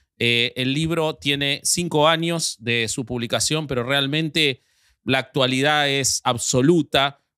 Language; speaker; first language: Spanish; native; Spanish